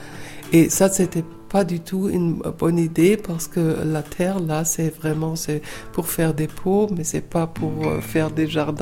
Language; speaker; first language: French; non-native, fluent; German